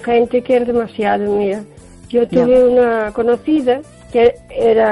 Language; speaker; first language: Spanish; native; Spanish